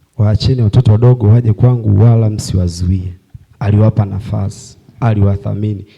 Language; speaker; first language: Swahili; native; Swahili